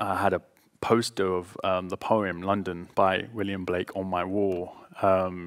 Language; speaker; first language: English; native; English